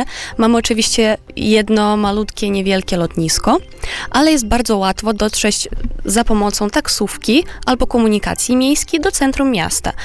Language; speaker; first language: Polish; non-native, fluent; Romanian